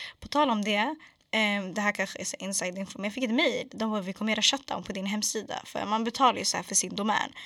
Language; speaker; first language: Swedish; early bilingual, other home language; Arabic